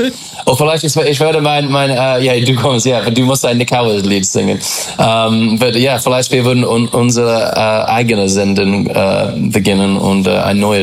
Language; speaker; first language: German; non-native, learner; English